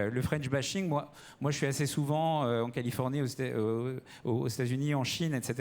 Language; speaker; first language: French; native; French